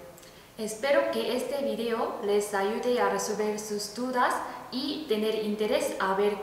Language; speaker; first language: Spanish; non-native, fluent; Korean